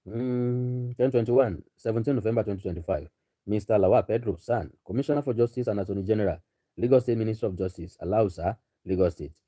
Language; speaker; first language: English; non-native, local second language; Yoruba